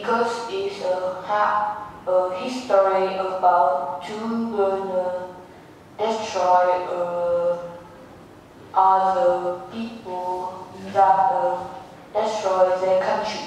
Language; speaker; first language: English; non-native, learner; Vietnamese